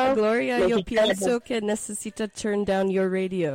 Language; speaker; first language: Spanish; non-native, learner; English